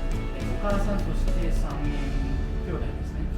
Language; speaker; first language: Japanese; non-native, fluent; Filipino